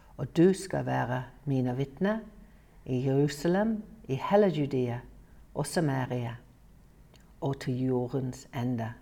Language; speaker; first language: Norwegian; non-native, fluent; English